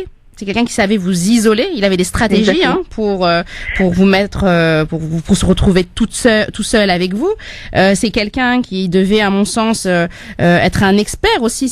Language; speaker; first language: French; native; French